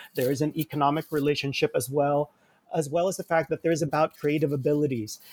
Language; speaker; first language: English; native; English